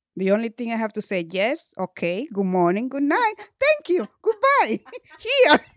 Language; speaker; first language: English; non-native, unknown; Spanish